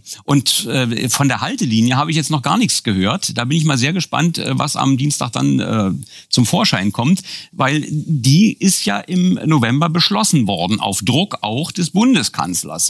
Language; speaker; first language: German; native; German